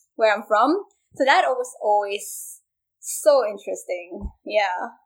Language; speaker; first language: English; non-native, local second language; Malay